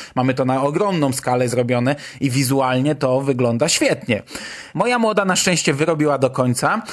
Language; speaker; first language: Polish; native; Polish